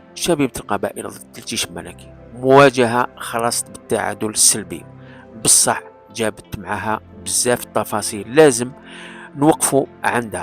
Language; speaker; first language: Arabic; non-native, local second language; Kabyle